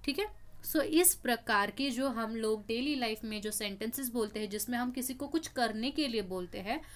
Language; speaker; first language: Hindi; non-native, local second language; Marathi